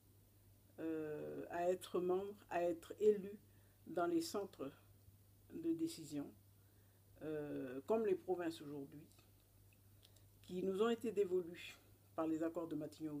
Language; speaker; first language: French; non-native, local second language; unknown